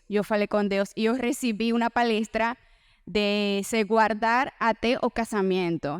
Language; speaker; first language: Portuguese; non-native, learner; Spanish